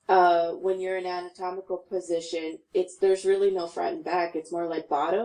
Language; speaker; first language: English; native; English